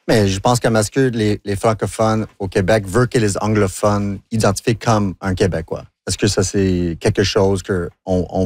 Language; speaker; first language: French; non-native, local second language; English